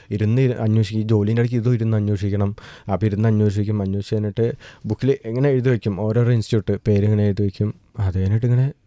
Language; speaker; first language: Malayalam; native; Malayalam